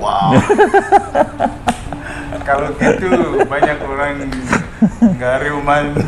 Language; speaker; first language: Indonesian; non-native, fluent; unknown